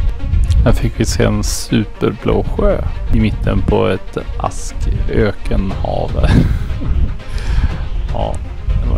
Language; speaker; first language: Swedish; native; Swedish